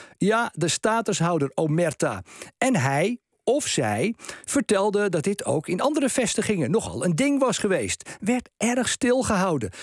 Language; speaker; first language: Dutch; native; Dutch